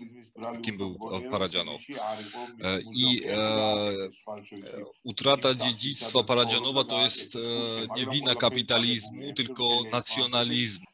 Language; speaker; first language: Polish; non-native, fluent; Georgian